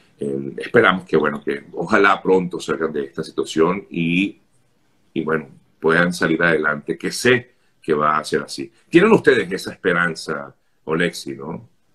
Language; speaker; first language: Spanish; native; Spanish